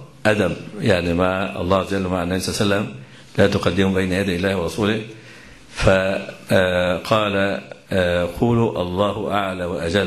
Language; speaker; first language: Arabic; native; Arabic